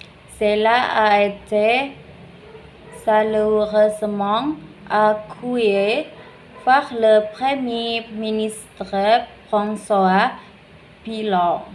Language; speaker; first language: French; non-native, learner; Indonesian